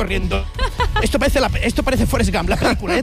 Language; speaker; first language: Spanish; native; Spanish